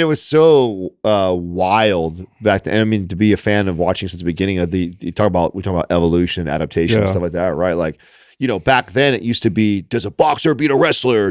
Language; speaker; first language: English; native; English